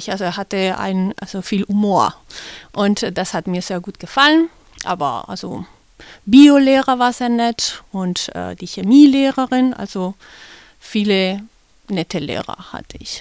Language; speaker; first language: German; non-native, fluent; Spanish